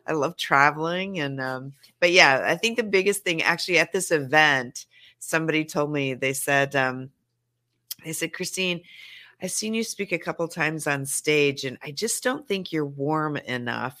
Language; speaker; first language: English; native; English